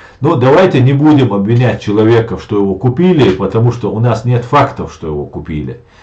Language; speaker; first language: Russian; non-native, local second language; Chechen